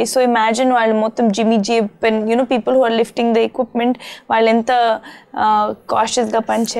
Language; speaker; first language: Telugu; non-native, learner; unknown